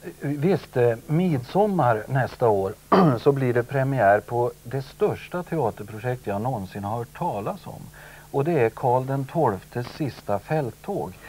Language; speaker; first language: Swedish; native; Swedish